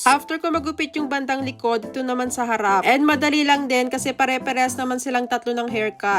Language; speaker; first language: Filipino; native; Filipino